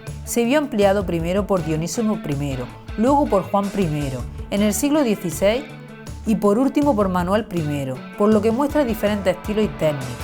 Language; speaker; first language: Spanish; native; Spanish